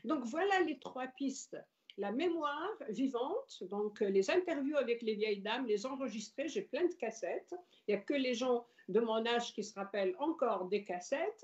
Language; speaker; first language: French; non-native, local second language; Arabic